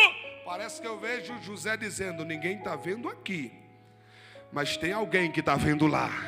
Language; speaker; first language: Portuguese; native; Portuguese